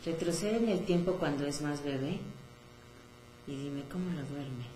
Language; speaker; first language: Spanish; native; Spanish